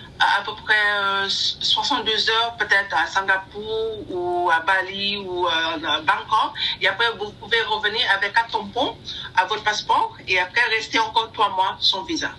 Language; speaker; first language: French; non-native, learner; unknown